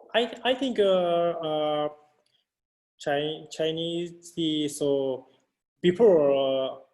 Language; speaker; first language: English; non-native, fluent; Japanese